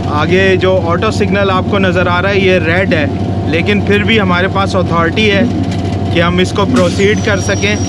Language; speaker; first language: Urdu; native; Urdu